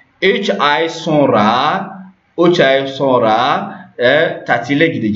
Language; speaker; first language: Turkish; non-native, learner; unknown